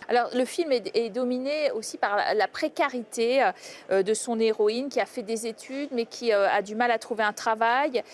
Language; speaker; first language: French; native; French